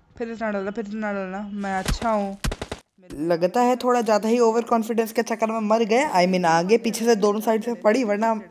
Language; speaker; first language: Hindi; native; Hindi